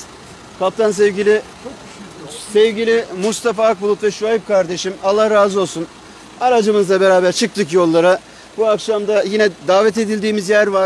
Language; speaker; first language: Turkish; native; Turkish